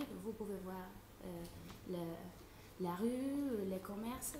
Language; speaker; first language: French; non-native, fluent; Spanish